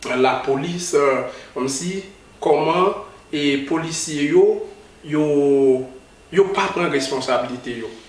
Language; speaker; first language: Haitian Creole; native; Haitian Creole